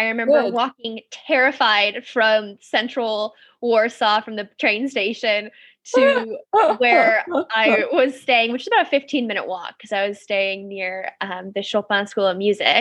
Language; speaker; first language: English; native; English